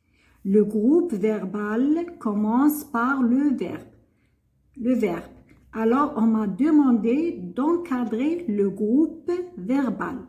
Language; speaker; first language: French; non-native, local second language; Arabic